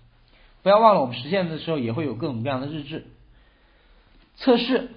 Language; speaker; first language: Chinese; native; Chinese